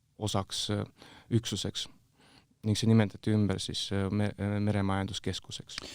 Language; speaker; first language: Estonian; early bilingual, other home language; Russian